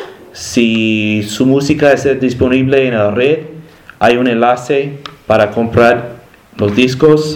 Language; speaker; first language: Spanish; non-native, learner; English